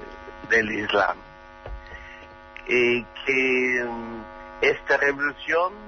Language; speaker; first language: Spanish; non-native, learner; German